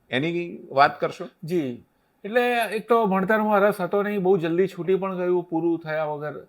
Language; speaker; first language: Gujarati; native; Gujarati